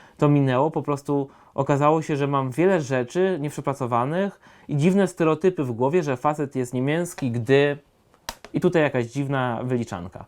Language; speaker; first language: Polish; native; Polish